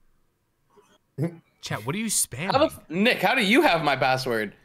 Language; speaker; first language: English; native; English